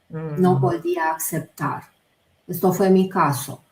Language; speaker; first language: Spanish; non-native, fluent; Romanian